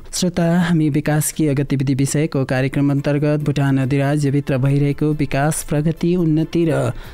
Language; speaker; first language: Nepali; native; Nepali